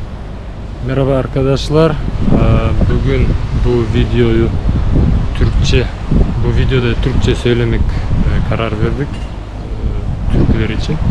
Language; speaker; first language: Turkish; non-native, learner; Bashkir